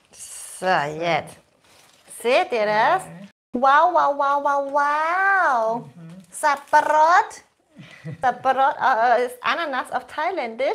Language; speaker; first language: German; native; German